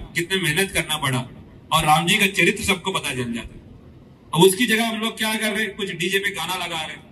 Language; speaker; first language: Hindi; non-native, local second language; Telugu